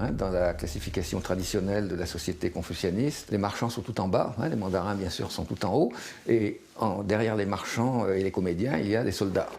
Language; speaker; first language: French; native; French